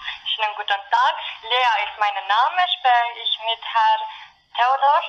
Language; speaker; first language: German; non-native, fluent; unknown